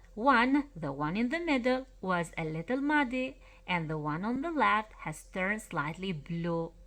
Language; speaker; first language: English; non-native, fluent; Albanian